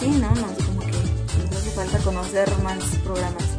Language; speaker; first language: Spanish; native; Spanish